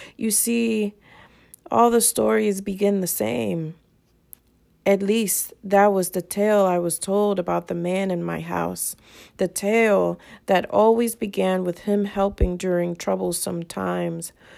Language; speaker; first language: English; early bilingual, other home language; Spanish